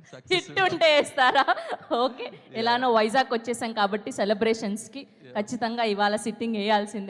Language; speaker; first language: Telugu; native; Telugu